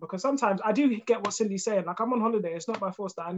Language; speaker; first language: English; early bilingual, other home language; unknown